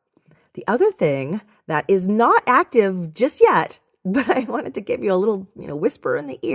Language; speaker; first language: English; native; English